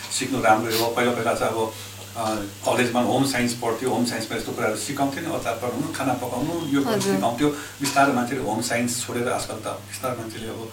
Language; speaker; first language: Nepali; native; Nepali